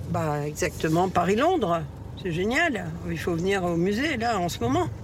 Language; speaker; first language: French; early bilingual, other home language; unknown